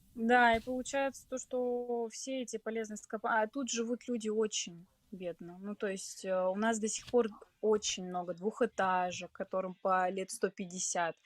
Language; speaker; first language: Russian; native; Russian